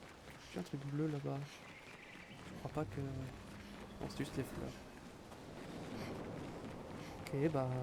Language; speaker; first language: French; native; French